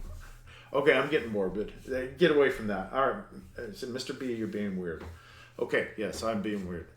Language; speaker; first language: English; native; English